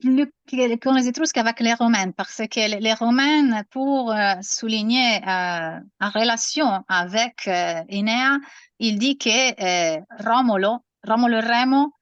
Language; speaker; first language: French; non-native, learner; Italian